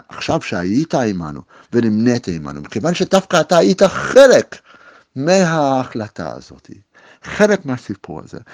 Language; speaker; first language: Hebrew; native; Hebrew